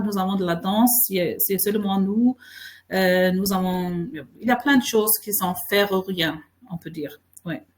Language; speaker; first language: French; non-native, fluent; Faroese